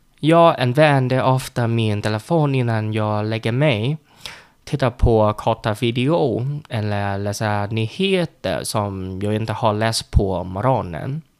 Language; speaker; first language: Swedish; non-native, learner; Vietnamese